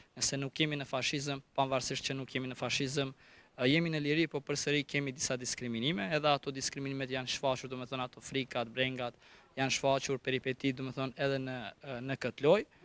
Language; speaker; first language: Albanian; non-native, local second language; Romany